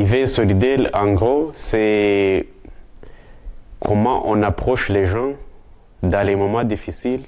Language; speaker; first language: French; non-native, local second language; Kinyarwanda